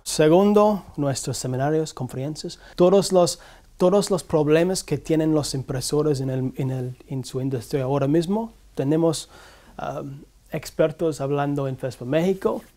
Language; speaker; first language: Spanish; non-native, learner; English